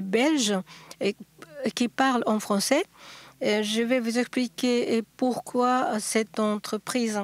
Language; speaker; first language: French; non-native, learner; Japanese